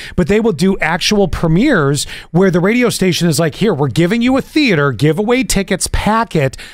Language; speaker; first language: English; native; English